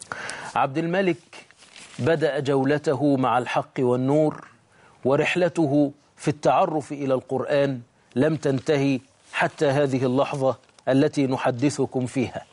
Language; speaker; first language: Arabic; native; Arabic